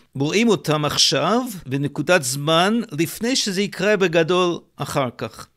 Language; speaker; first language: Hebrew; native; Hebrew